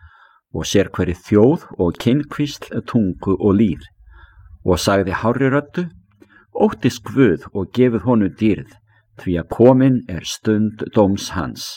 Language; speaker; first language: Icelandic; native; Icelandic